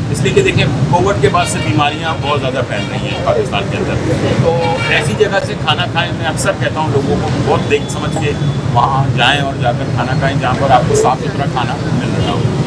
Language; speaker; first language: Urdu; native; Urdu